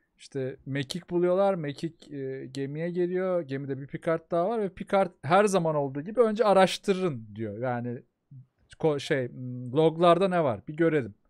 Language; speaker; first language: Turkish; native; Turkish